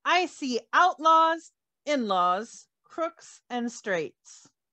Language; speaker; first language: English; native; English